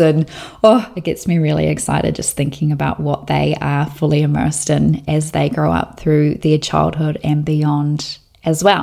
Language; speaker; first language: English; native; English